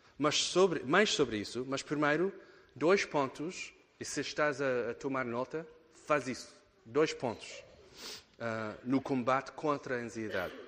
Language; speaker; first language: Portuguese; non-native, fluent; English